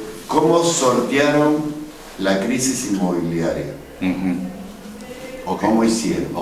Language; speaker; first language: Spanish; native; Spanish